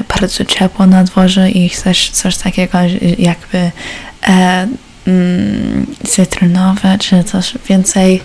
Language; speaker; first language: Polish; early bilingual, heritage; Polish